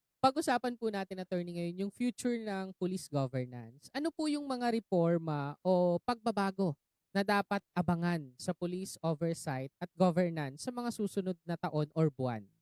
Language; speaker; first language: Filipino; native; Filipino